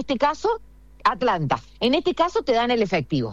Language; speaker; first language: Spanish; native; Spanish